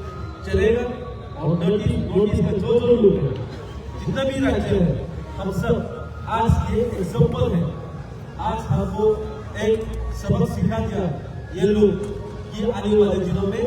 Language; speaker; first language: Hindi; non-native, local second language; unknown